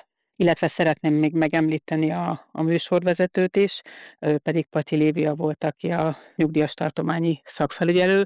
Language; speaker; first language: Hungarian; native; Hungarian